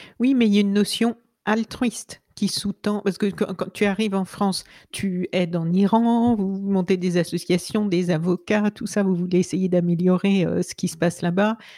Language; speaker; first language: French; native; French